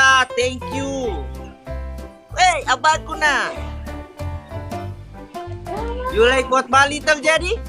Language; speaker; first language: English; non-native, learner; Indonesian